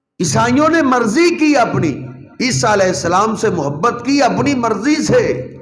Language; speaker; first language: Urdu; non-native, local second language; Punjabi